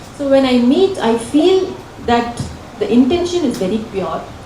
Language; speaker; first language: English; non-native, local second language; Tamil